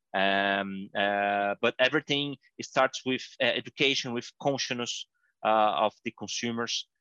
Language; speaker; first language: English; non-native, fluent; Portuguese